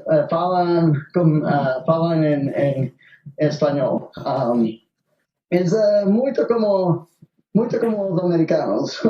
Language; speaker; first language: Portuguese; non-native, learner; Spanish